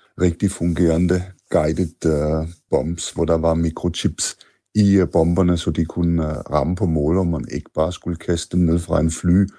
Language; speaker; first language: Danish; non-native, fluent; German